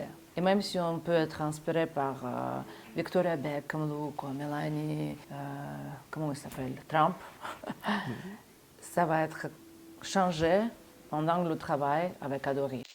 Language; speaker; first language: French; non-native, fluent; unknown